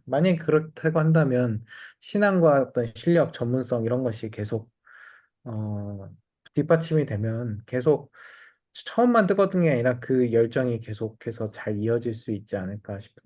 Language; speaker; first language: Korean; native; Korean